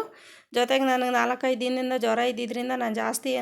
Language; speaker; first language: Kannada; native; Kannada